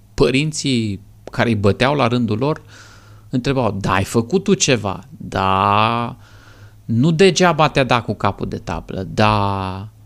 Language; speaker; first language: Romanian; native; Romanian